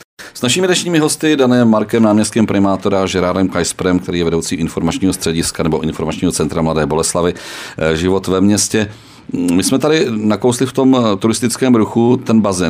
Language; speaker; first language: Czech; native; Czech